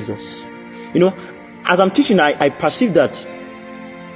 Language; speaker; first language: English; non-native, local second language; Yoruba